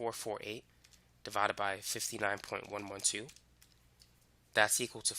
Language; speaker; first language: English; native; English